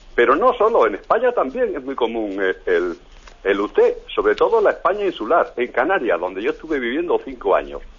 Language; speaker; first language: Spanish; native; Spanish